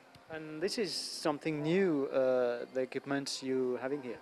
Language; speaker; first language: English; non-native, local second language; Morisyen